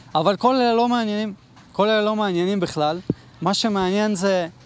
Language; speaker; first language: Hebrew; native; Hebrew